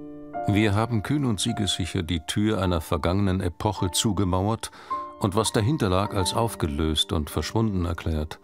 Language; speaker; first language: German; native; German